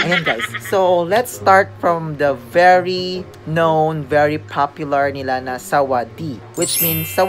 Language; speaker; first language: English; non-native, local second language; Filipino